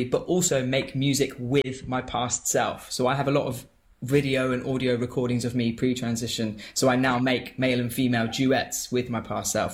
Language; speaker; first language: English; native; English